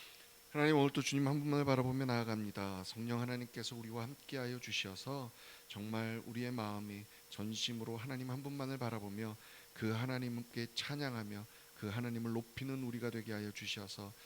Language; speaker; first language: Korean; native; Korean